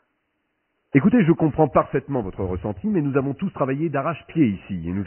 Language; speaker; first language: French; native; French